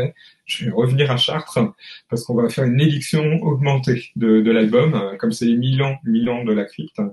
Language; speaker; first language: French; native; French